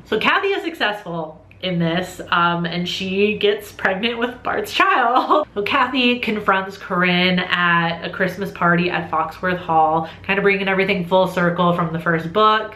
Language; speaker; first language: English; native; English